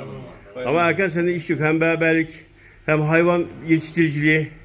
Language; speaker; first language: Turkish; native; Turkish